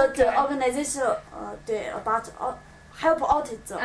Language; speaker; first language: English; non-native, learner; Chinese